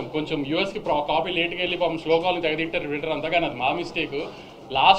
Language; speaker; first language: Telugu; native; Telugu